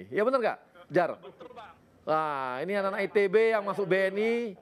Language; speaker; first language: Indonesian; native; Indonesian